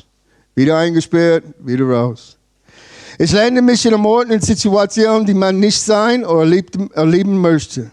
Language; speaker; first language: German; non-native, learner; English